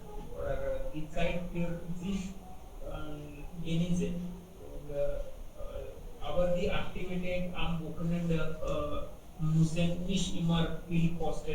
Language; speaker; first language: German; non-native, learner; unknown